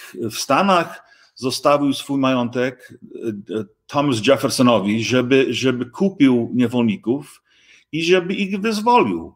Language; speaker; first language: Polish; early bilingual, heritage; English